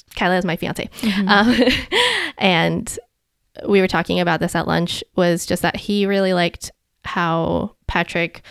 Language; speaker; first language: English; native; English